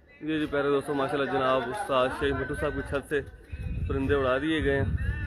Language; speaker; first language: Urdu; non-native, local second language; Punjabi